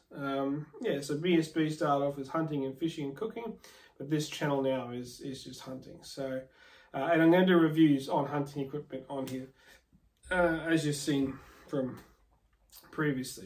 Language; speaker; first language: English; native; English